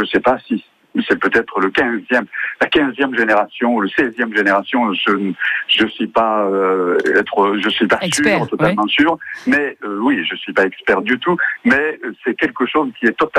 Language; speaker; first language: French; non-native, fluent; Japanese